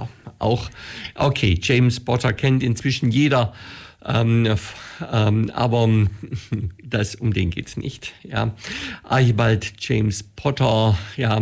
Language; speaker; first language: German; native; German